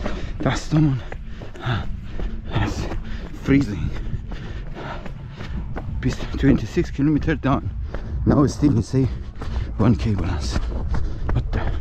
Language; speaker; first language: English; non-native, learner; Persian